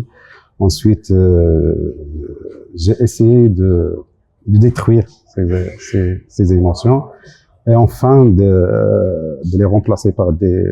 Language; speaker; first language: French; non-native, local second language; Arabic